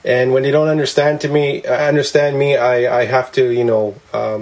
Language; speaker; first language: English; non-native, local second language; Cree